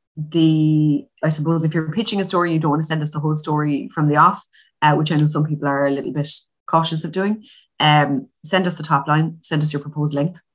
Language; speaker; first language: English; native; English